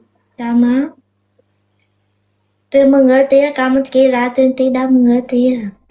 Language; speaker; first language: Indonesian; non-native, learner; Vietnamese